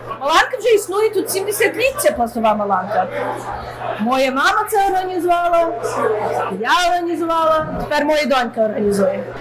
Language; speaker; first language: Ukrainian; early bilingual, heritage; Ukrainian